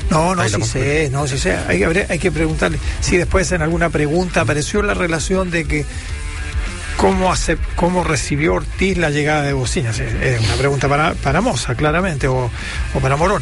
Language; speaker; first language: Spanish; native; Spanish